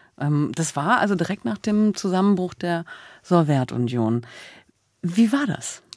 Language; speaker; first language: German; native; German